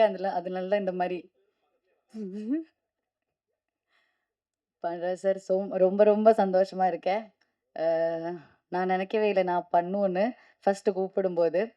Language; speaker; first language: Tamil; non-native, learner; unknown